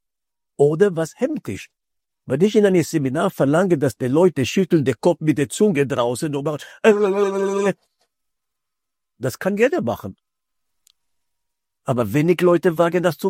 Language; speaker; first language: German; non-native, fluent; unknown